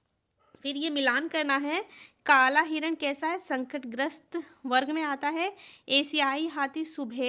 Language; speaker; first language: Hindi; native; Hindi